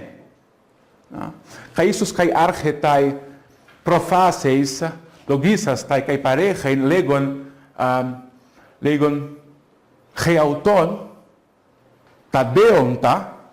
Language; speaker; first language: Greek; non-native, fluent; Portuguese